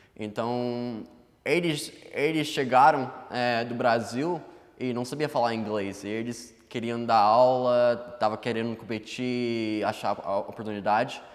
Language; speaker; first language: Portuguese; non-native, fluent; English